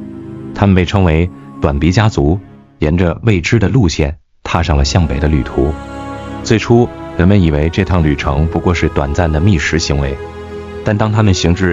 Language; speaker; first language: Chinese; native; Chinese